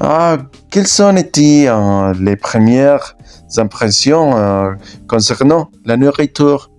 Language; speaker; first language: French; non-native, learner; Spanish